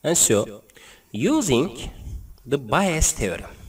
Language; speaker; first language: English; non-native, learner; Turkish